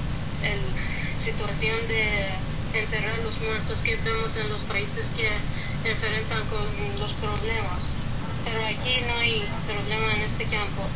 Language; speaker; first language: Spanish; non-native, learner; Persian